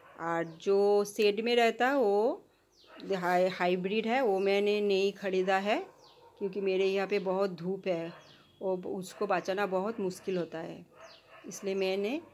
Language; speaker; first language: Hindi; non-native, local second language; Bangla